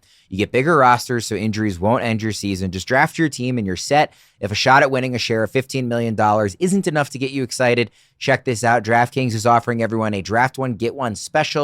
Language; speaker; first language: English; native; English